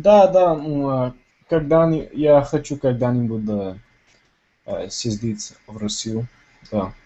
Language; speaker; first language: Russian; non-native, learner; Tamil